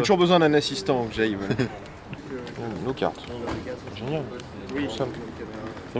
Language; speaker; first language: French; native; French